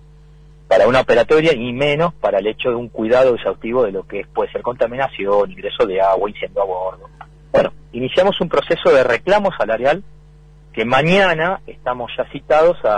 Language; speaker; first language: Spanish; native; Spanish